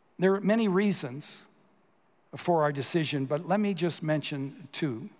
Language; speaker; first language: English; native; English